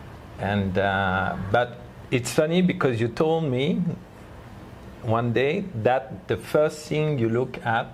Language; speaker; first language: English; non-native, learner; French